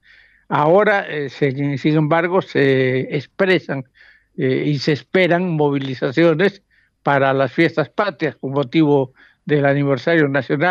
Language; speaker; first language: Spanish; native; Spanish